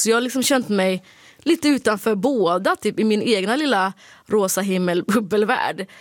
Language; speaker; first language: Swedish; early bilingual, other home language; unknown